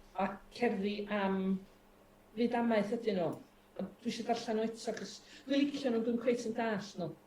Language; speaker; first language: Welsh; native; Welsh